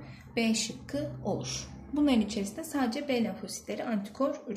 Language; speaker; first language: Turkish; native; Turkish